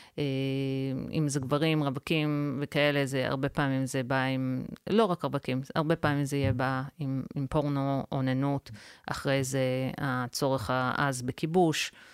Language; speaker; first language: Hebrew; early bilingual, other home language; English